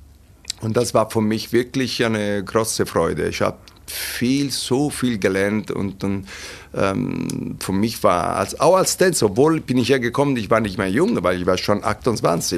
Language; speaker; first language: German; non-native, fluent; Italian